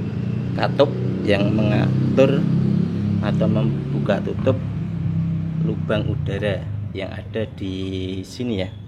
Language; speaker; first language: Indonesian; native; Indonesian